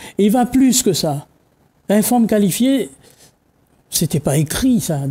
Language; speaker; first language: French; non-native, local second language; Réunion Creole French